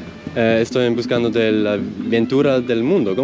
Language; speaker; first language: Spanish; non-native, learner; Swiss German